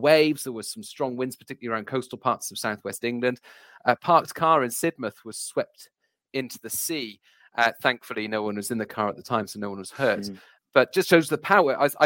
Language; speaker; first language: English; native; English